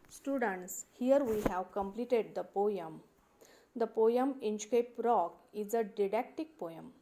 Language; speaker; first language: English; non-native, local second language; Marathi